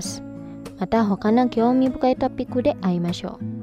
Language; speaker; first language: Japanese; non-native, fluent; Indonesian